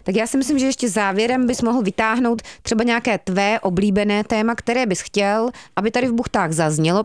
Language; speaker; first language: Czech; native; Czech